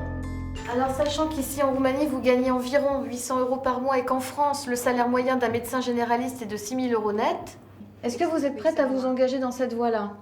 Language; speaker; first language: French; native; French